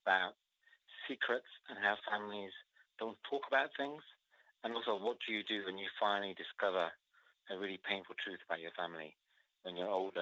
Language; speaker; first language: English; native; English